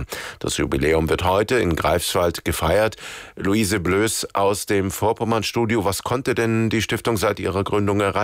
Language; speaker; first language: German; native; German